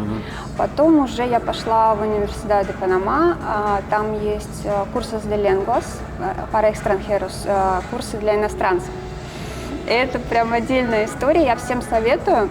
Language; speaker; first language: Russian; native; Russian